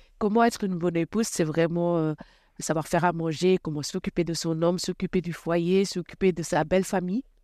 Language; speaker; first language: French; non-native, local second language; Wolof